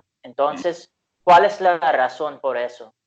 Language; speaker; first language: Spanish; non-native, fluent; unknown